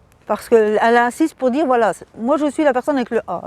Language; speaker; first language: French; native; French